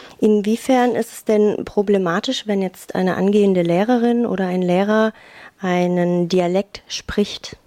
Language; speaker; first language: German; native; German